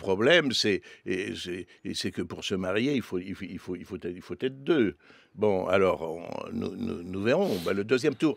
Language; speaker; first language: French; native; French